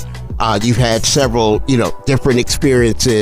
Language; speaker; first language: English; native; English